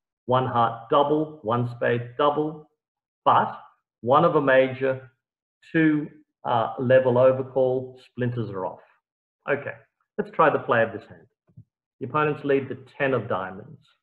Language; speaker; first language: English; native; English